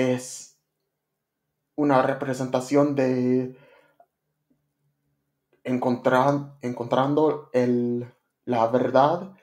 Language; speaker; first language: Spanish; non-native, learner; English